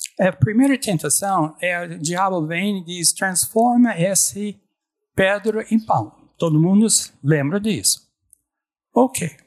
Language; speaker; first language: Portuguese; non-native, fluent; English